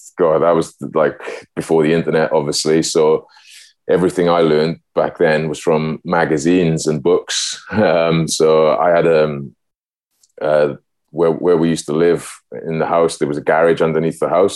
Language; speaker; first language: English; native; English